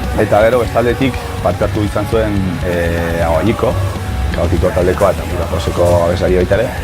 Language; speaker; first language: Basque; non-native, local second language; Spanish